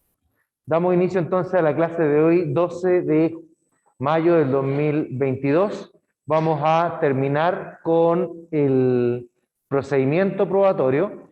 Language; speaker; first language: Spanish; native; Spanish